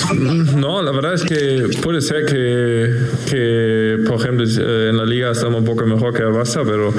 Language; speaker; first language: Spanish; non-native, fluent; German